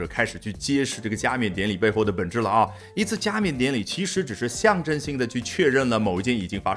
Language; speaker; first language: Chinese; native; Chinese